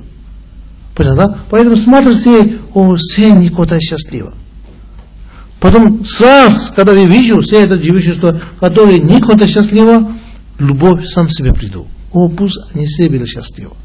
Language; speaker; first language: Russian; non-native, learner; Tibetan